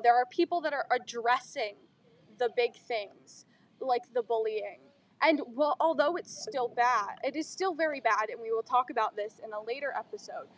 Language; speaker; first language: English; native; English